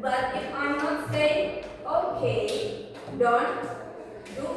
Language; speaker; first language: English; non-native, learner; Indonesian